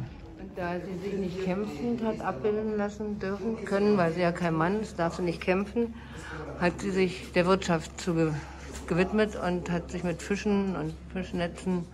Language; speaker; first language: German; native; German